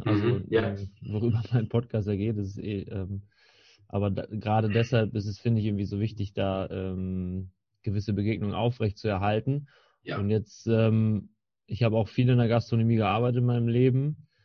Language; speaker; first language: German; native; German